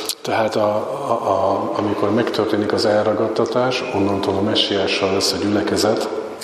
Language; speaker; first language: Hungarian; native; Hungarian